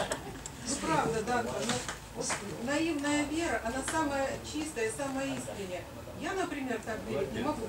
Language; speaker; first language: Russian; native; Russian